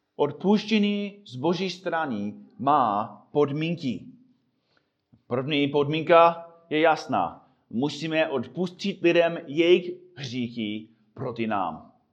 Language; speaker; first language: Czech; non-native, fluent; English